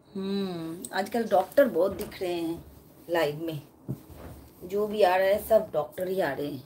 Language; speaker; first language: Hindi; non-native, local second language; Bangla